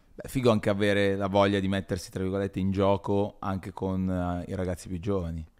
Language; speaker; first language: Italian; native; Italian